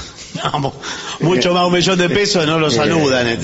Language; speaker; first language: Spanish; native; Spanish